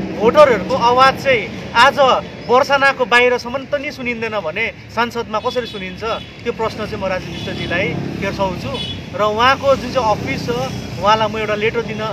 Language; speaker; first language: Nepali; native; Nepali